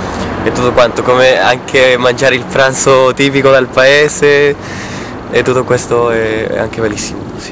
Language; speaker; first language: Italian; non-native, fluent; Spanish